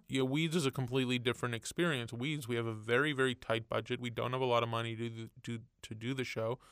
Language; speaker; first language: English; native; English